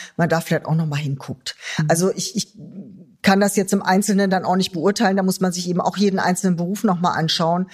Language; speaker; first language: German; native; German